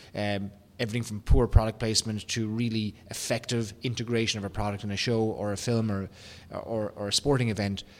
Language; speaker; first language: English; native; English